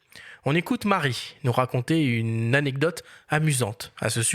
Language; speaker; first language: French; native; French